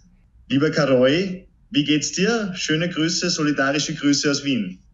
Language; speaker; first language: German; native; German